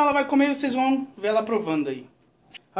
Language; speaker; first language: Portuguese; native; Portuguese